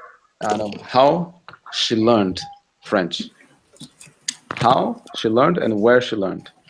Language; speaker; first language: English; non-native, fluent; Russian